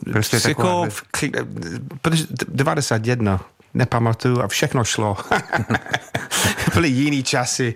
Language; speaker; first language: Czech; non-native, fluent; English